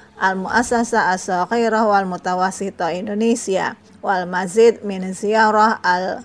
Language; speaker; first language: Arabic; non-native, fluent; Indonesian